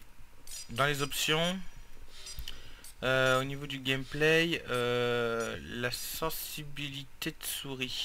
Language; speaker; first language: French; native; French